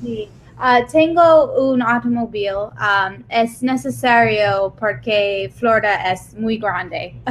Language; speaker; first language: Spanish; non-native, learner; English